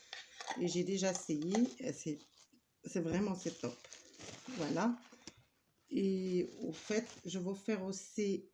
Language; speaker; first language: French; non-native, learner; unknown